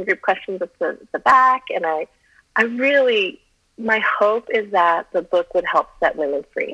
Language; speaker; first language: English; early bilingual, other home language; Chinese